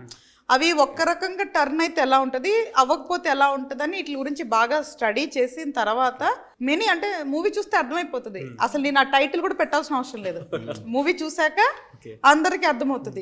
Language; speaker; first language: Telugu; native; Telugu